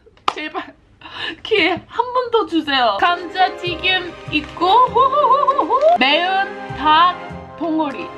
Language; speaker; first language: Korean; non-native, learner; English